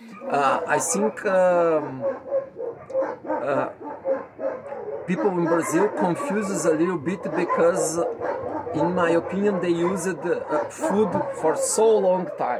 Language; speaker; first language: English; non-native, learner; Portuguese